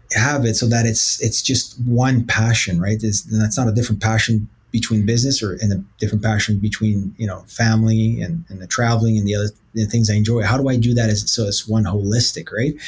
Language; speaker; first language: English; early bilingual, other home language; Portuguese